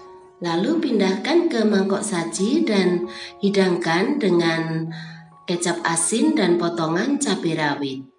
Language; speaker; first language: Indonesian; native; Indonesian